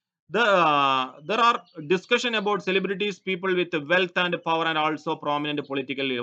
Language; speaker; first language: English; non-native, local second language; Malayalam